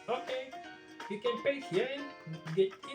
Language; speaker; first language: English; non-native, learner; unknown